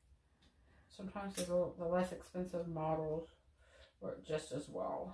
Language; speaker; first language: English; native; English